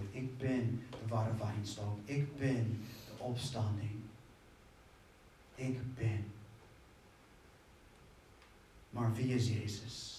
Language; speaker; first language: Dutch; non-native, fluent; English